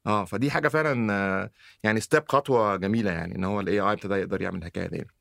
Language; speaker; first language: Arabic; native; Arabic